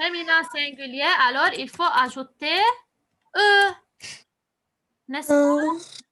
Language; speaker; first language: French; non-native, local second language; Arabic